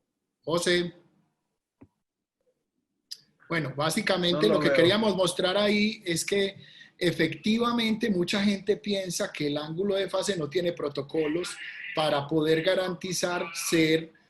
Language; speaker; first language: Spanish; native; Spanish